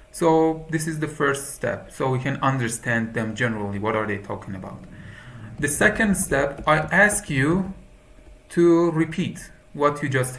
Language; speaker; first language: English; non-native, fluent; Persian